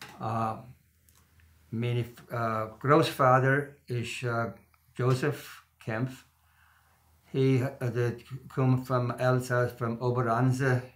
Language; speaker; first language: English; non-native, learner; German